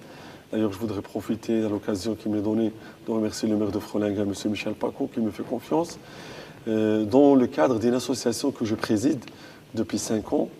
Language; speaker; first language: French; non-native, local second language; Arabic